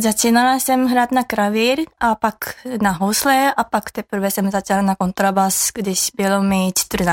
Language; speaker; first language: Czech; non-native, learner; Japanese